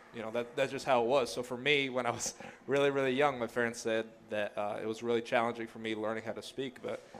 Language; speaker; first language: English; early bilingual, other home language; Greek